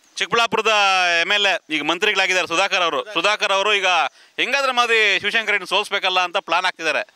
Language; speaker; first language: Kannada; native; Kannada